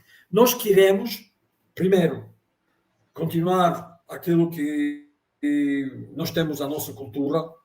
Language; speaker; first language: Portuguese; non-native, fluent; Russian